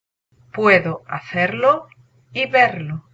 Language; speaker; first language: Spanish; non-native, learner; English